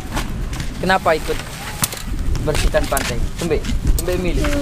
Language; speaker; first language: Indonesian; native; Indonesian